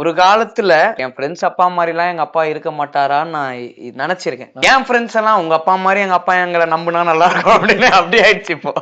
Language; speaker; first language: Tamil; native; Tamil